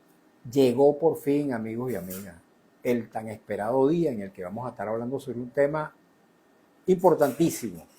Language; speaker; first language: Spanish; native; Spanish